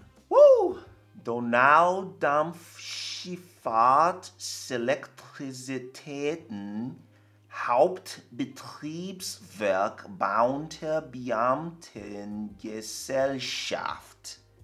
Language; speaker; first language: German; non-native, learner; English